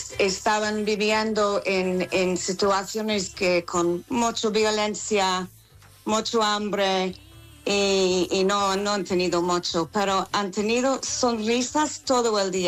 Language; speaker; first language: Spanish; non-native, learner; English